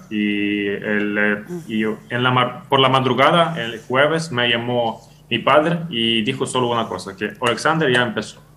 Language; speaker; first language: Spanish; non-native, fluent; Ukrainian